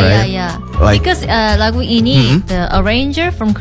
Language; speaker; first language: English; non-native, learner; Korean